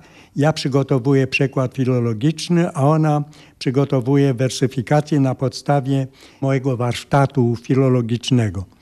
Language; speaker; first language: Polish; non-native, fluent; Romanian